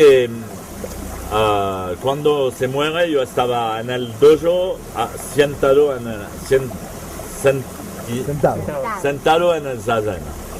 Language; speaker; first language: Spanish; non-native, fluent; French